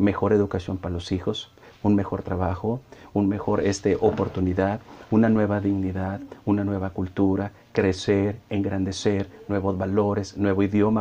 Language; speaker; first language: Spanish; native; Spanish